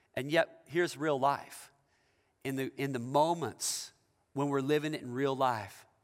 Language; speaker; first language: English; native; English